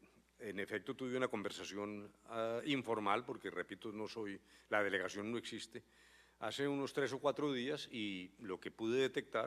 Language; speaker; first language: Spanish; native; Spanish